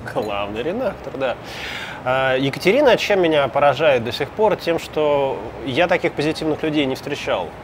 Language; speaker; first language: Russian; native; Russian